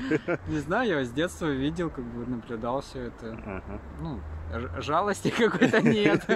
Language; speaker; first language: Russian; native; Russian